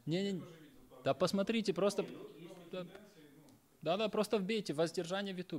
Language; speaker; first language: Russian; native; Russian